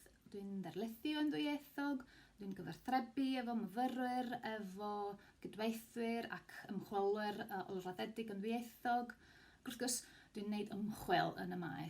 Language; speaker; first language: Welsh; non-native, fluent; Greek